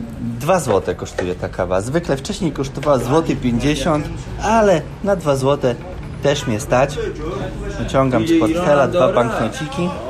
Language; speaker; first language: Polish; native; Polish